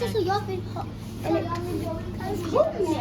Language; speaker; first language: Swedish; early bilingual, other home language; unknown